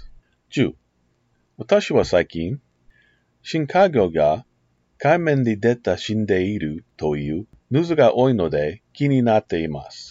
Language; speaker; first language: Japanese; non-native, learner; English